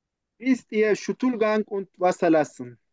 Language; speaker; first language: German; non-native, learner; Turkish